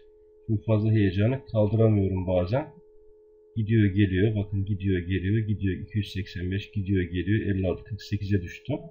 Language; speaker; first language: Turkish; native; Turkish